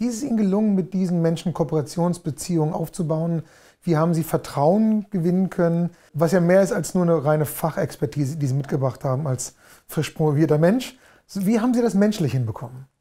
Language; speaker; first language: German; native; German